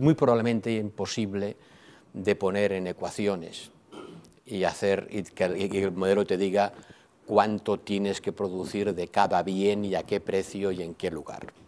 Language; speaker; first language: Spanish; non-native, local second language; Catalan